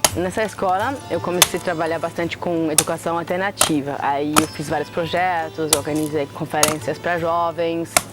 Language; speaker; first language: Portuguese; non-native, fluent; German